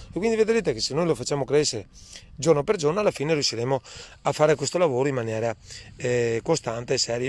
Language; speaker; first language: Italian; native; Italian